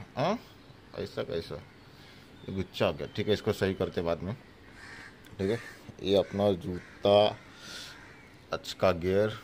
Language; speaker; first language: Hindi; non-native, local second language; Marathi